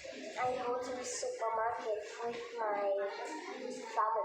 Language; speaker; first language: English; non-native, learner; Vietnamese